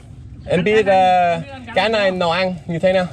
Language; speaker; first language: Vietnamese; non-native, learner; English